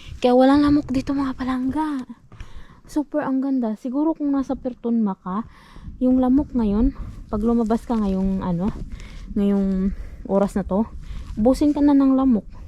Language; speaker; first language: Filipino; non-native, local second language; Cebuano